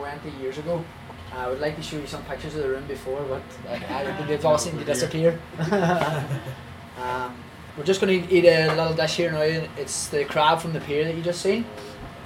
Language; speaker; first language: English; native; English